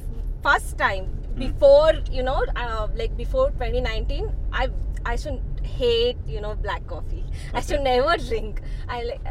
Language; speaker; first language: English; non-native, local second language; Kannada